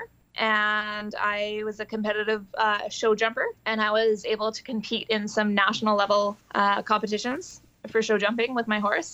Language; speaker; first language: English; native; English